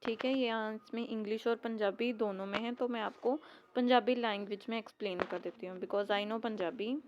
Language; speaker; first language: Hindi; non-native, local second language; Punjabi